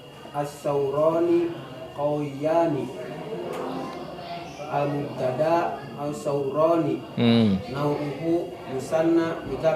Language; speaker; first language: Arabic; non-native, learner; Indonesian